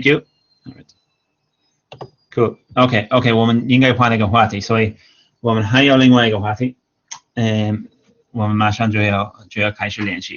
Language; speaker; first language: Chinese; non-native, fluent; English